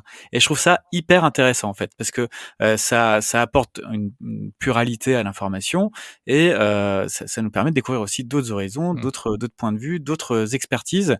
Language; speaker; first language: French; native; French